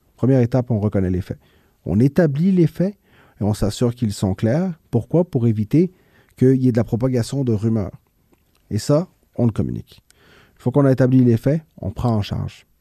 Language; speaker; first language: French; early bilingual, other home language; Spanish